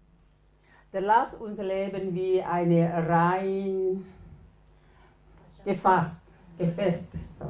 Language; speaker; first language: German; non-native, learner; Thai